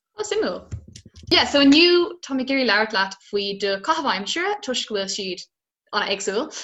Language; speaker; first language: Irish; non-native, local second language; English